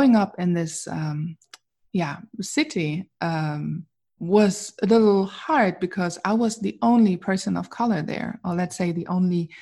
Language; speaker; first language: English; non-native, fluent; German